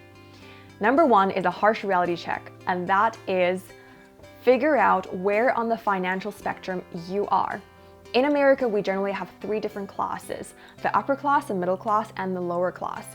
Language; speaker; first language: English; early bilingual, other home language; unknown